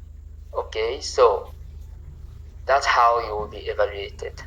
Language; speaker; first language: English; non-native, local second language; French